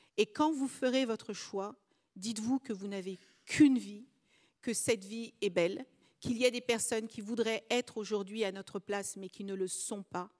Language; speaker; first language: French; early bilingual, other home language; Kabuverdianu